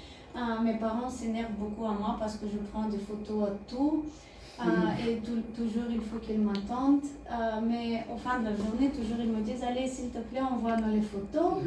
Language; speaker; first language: French; non-native, learner; Bulgarian